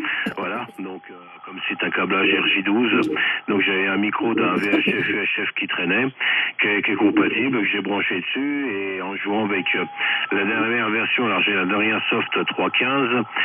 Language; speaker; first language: French; native; French